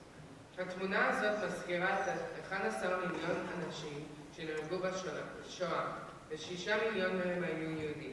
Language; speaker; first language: Hebrew; non-native, learner; English